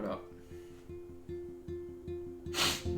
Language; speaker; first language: French; native; French